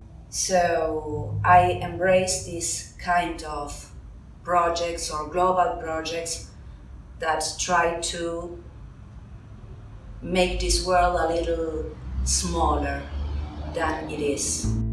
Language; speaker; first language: English; non-native, fluent; Spanish